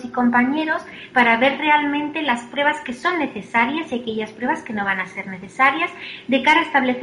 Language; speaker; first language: Spanish; native; Spanish